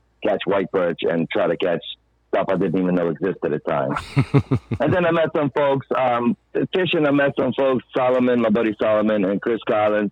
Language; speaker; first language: English; non-native, fluent; Ukrainian